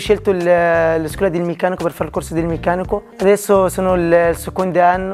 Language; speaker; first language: Italian; non-native, learner; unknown